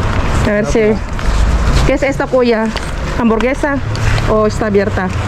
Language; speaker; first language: Spanish; non-native, learner; Filipino